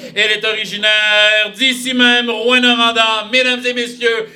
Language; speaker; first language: French; native; French